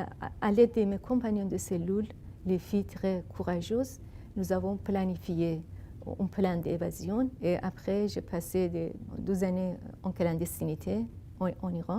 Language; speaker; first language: French; non-native, fluent; Persian